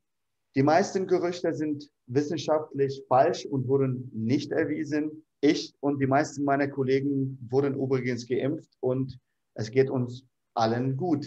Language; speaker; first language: German; non-native, fluent; Arabic